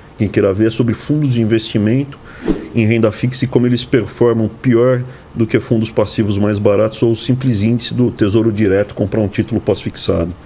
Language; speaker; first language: Portuguese; native; Portuguese